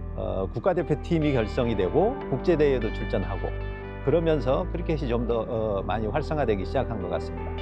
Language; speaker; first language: Korean; native; Korean